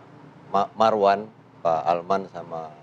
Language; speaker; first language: Indonesian; native; Indonesian